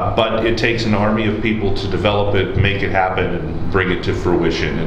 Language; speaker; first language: English; native; English